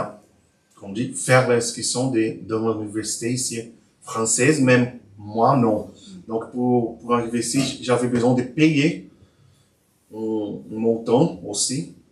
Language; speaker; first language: French; non-native, learner; Portuguese